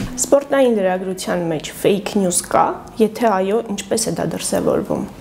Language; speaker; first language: Armenian; native; Armenian